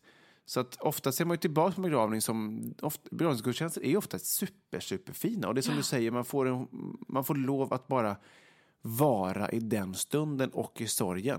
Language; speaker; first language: Swedish; native; Swedish